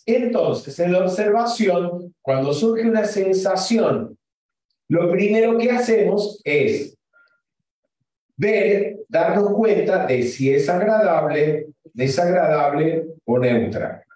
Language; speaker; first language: Spanish; native; Spanish